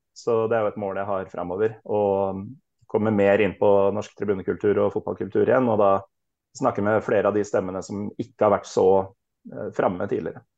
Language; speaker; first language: Norwegian; native; Norwegian